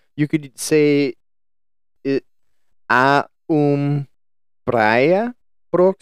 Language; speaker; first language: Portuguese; non-native, learner; English